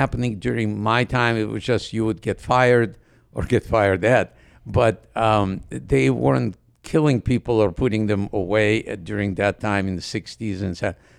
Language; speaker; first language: English; non-native, fluent; Ukrainian